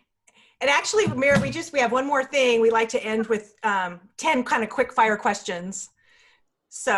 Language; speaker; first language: English; native; English